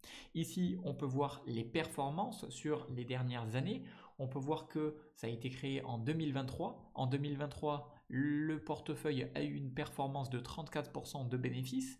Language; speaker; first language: French; native; French